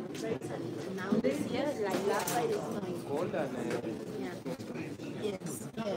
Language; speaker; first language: English; non-native, learner; Nepali